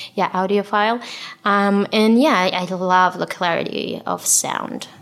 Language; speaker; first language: English; non-native, fluent; Hebrew